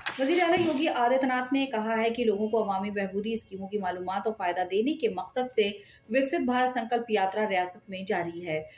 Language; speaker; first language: Urdu; native; Urdu